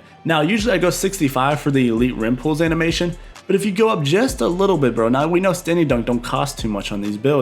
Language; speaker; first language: English; native; English